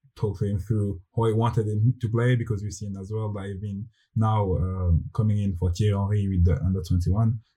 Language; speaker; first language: English; non-native, fluent; French